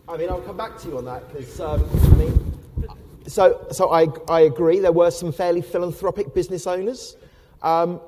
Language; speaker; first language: English; native; English